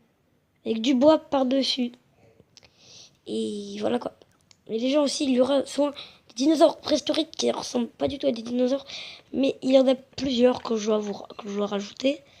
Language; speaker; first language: French; native; French